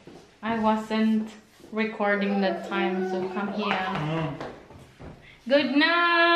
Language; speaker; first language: English; non-native, local second language; Filipino